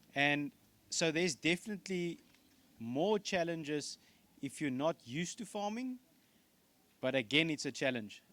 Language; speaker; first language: English; non-native, local second language; Afrikaans